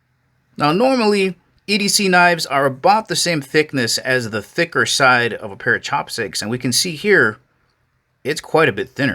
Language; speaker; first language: English; native; English